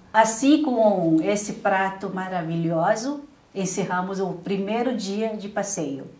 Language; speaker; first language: Portuguese; non-native, fluent; Chinese